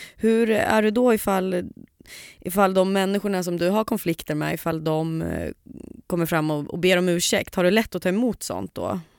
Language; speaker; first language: Swedish; native; Swedish